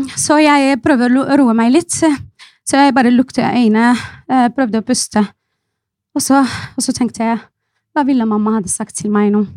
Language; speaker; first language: Norwegian; non-native, fluent; Arabic